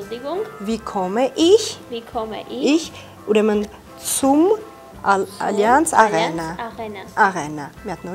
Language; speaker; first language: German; non-native, fluent; Armenian